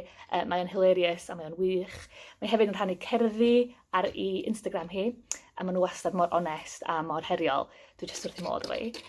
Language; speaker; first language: Welsh; native; Welsh